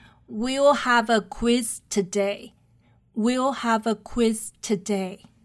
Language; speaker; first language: English; non-native, fluent; Chinese